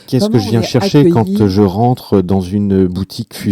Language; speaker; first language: French; native; French